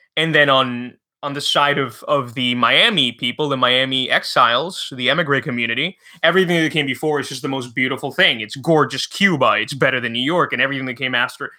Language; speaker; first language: English; early bilingual, other home language; Spanish